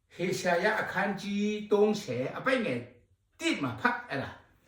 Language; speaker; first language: Burmese; non-native, local second language; S'gaw Karen